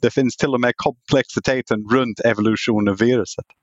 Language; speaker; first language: Swedish; non-native, fluent; English